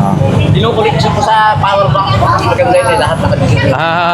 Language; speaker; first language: Filipino; native; Filipino